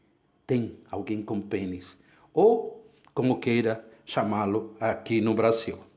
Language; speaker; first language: Portuguese; non-native, fluent; Spanish